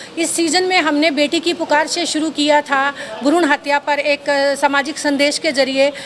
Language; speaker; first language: Hindi; native; Hindi